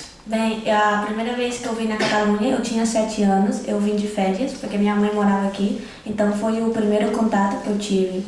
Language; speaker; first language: Portuguese; early bilingual, other home language; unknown